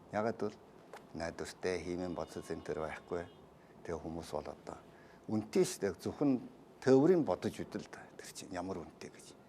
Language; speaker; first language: Mongolian; native; Mongolian